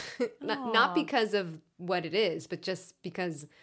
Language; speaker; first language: English; non-native, fluent; Hebrew